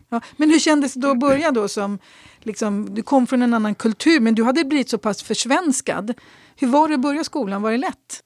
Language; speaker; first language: Swedish; native; Swedish